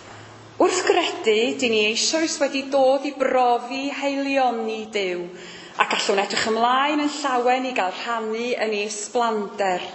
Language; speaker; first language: Welsh; native; Welsh